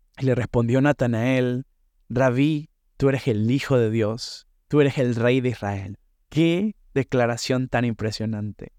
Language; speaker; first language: Spanish; native; Spanish